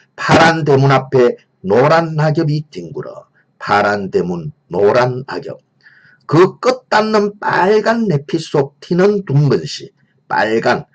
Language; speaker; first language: Korean; native; Korean